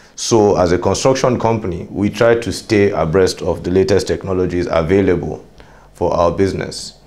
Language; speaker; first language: English; non-native, local second language; Hausa